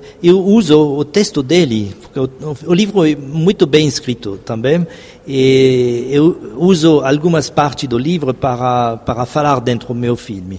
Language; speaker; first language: Portuguese; non-native, fluent; French